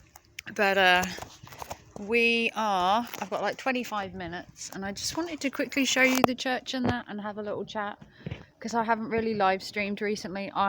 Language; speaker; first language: English; native; English